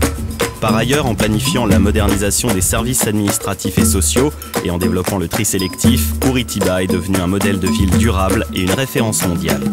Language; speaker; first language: French; native; French